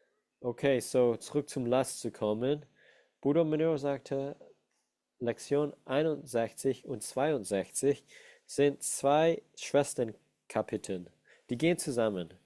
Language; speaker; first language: German; non-native, fluent; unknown